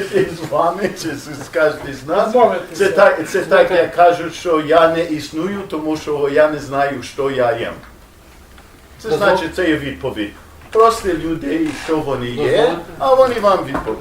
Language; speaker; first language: Ukrainian; non-native, learner; English